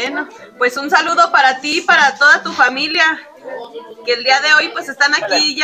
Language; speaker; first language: Spanish; native; Spanish